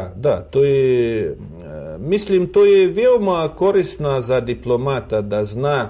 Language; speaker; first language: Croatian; non-native, fluent; Russian